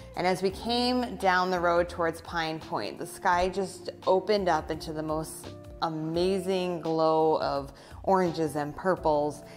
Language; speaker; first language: English; native; English